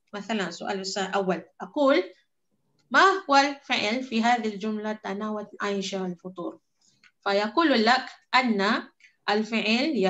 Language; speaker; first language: Arabic; non-native, fluent; Malay